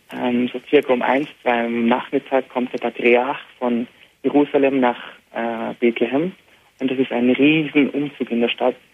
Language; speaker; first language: German; early bilingual, heritage; Arabic